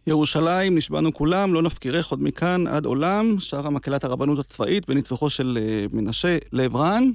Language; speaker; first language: Hebrew; native; Hebrew